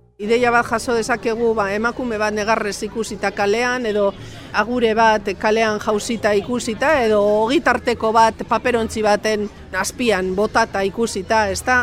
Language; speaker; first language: Basque; native; Basque